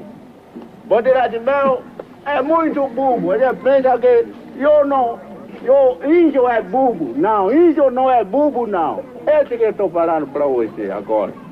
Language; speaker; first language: Portuguese; non-native, local second language; Kayapó